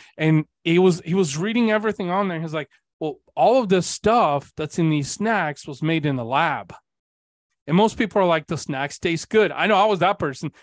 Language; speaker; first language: English; early bilingual, other home language; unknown